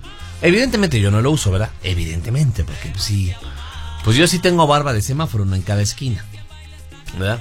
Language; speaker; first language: Spanish; native; Spanish